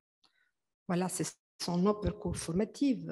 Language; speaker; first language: French; non-native, fluent; Italian